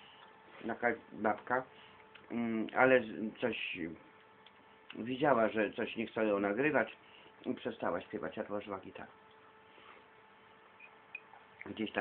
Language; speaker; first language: Polish; native; Polish